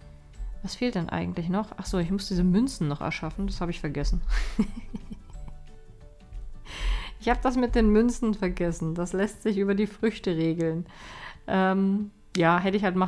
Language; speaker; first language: German; native; German